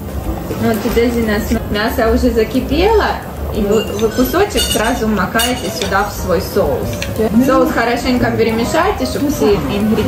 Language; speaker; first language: Russian; native; Russian